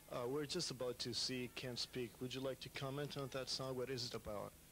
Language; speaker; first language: English; non-native, fluent; Italian